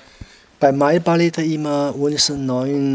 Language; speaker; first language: German; non-native, learner; Chinese